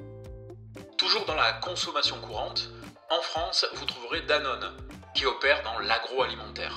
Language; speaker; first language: French; native; French